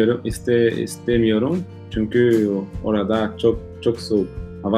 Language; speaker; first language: Turkish; non-native, learner; Portuguese